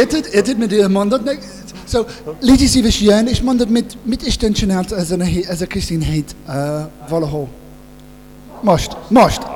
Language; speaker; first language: Hungarian; non-native, learner; English